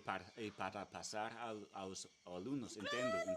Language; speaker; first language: Portuguese; non-native, learner; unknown